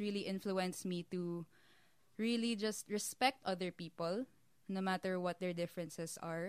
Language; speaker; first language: English; non-native, local second language; Filipino